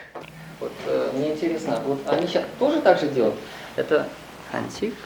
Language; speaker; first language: Russian; non-native, learner; Korean